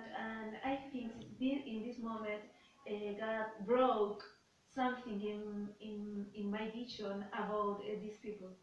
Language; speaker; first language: English; non-native, learner; Spanish